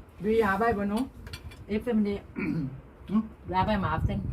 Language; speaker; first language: Danish; non-native, learner; Thai